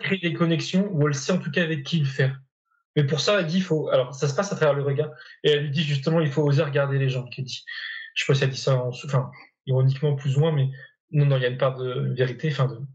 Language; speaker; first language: French; native; French